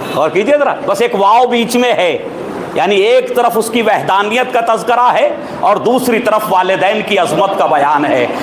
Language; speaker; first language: Urdu; native; Urdu